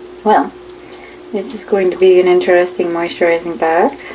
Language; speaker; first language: English; native; English